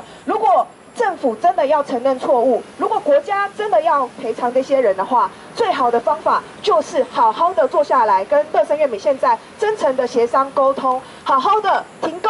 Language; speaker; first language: Chinese; native; Chinese